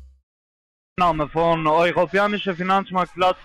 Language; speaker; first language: German; non-native, fluent; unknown